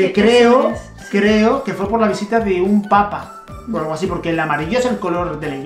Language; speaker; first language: Spanish; native; Spanish